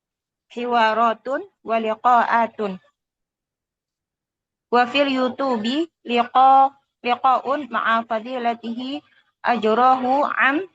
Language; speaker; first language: Arabic; non-native, learner; Indonesian